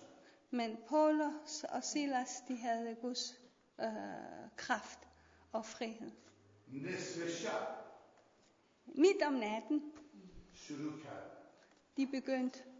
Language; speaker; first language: Danish; non-native, learner; Persian